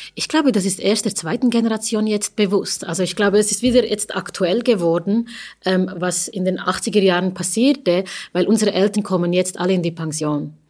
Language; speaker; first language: German; early bilingual, other home language; Tamil